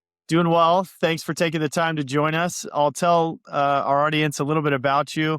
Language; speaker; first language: English; native; English